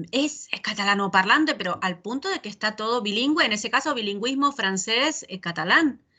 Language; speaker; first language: Spanish; native; Spanish